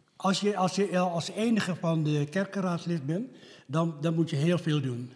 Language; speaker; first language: Dutch; early bilingual, other home language; Malay